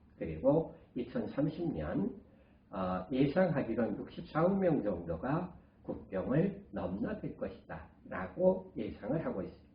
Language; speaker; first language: Korean; native; Korean